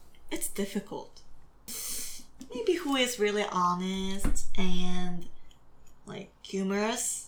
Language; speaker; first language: English; non-native, learner; Korean